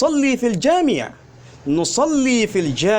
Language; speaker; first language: Arabic; non-native, fluent; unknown